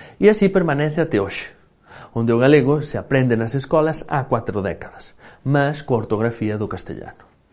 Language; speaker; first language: Galician; native; Galician